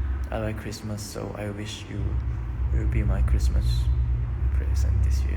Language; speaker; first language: English; non-native, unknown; Thai